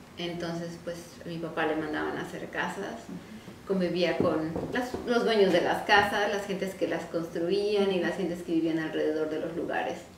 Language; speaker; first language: Spanish; native; Spanish